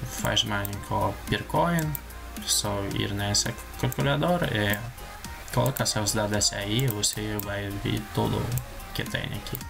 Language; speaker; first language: Portuguese; non-native, learner; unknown